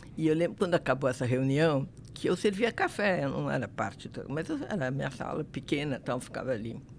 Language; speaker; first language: Portuguese; native; Portuguese